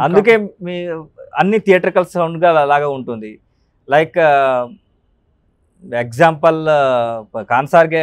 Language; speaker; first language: Telugu; non-native, local second language; Kannada